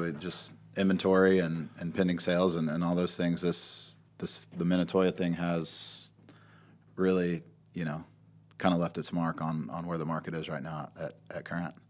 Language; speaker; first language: English; native; English